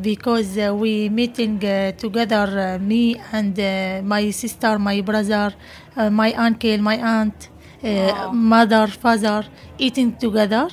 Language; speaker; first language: English; non-native, learner; Arabic